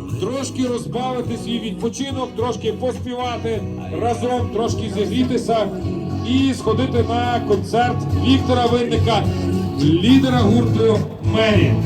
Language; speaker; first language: Ukrainian; native; Ukrainian